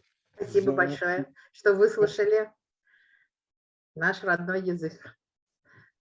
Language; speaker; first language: Russian; non-native, local second language; Uzbek